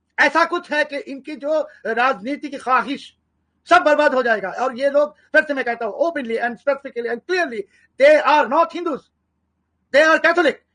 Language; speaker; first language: Hindi; non-native, fluent; Bangla